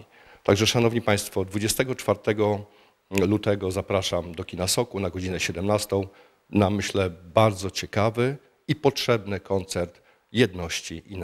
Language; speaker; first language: Polish; native; Polish